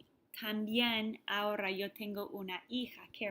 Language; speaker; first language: Spanish; non-native, fluent; English